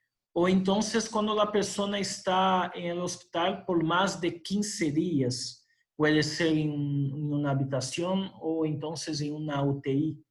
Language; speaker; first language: Spanish; non-native, fluent; Portuguese